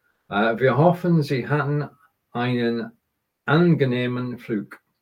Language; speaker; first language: German; non-native, learner; English